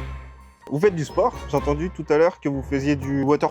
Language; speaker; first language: French; native; French